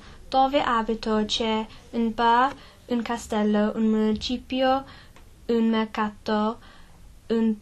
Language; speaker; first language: Italian; non-native, learner; English